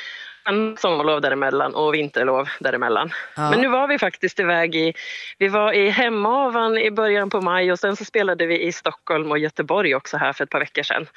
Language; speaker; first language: Swedish; native; Swedish